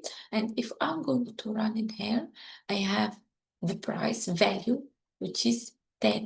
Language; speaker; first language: English; non-native, fluent; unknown